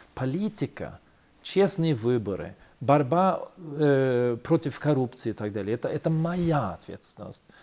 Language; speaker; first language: Russian; non-native, fluent; Swedish